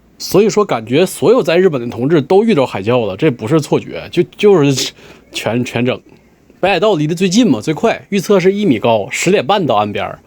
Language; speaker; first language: Chinese; native; Chinese